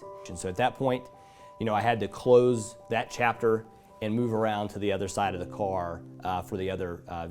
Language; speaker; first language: English; native; English